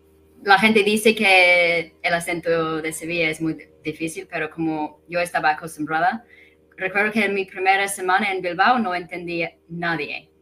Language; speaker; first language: Spanish; non-native, fluent; English